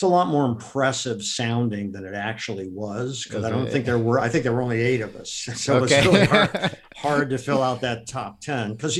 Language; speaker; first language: English; native; English